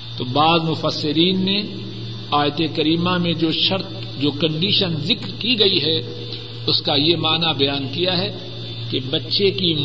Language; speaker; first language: Urdu; non-native, local second language; Punjabi